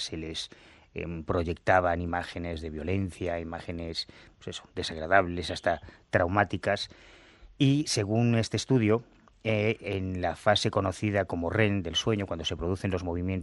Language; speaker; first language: Spanish; native; Spanish